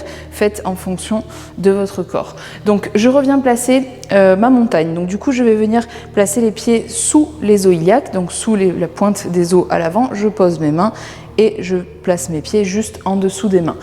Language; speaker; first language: French; native; French